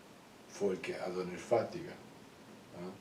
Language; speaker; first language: Swedish; non-native, learner; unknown